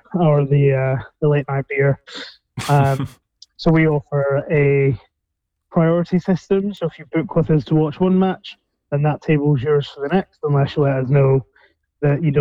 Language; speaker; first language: English; native; English